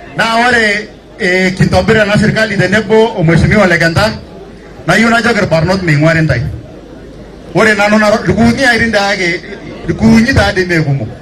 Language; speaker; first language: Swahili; non-native, local second language; Masai